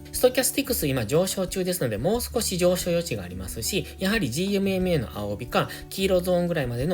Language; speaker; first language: Japanese; native; Japanese